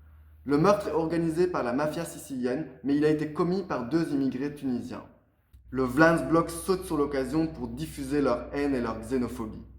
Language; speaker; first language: French; native; French